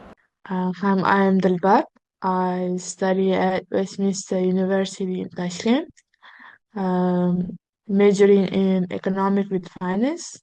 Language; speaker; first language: English; non-native, fluent; Uzbek